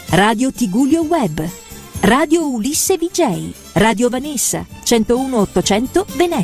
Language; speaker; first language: Italian; native; Italian